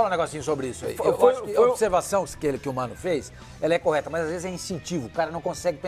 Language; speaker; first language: Portuguese; native; Portuguese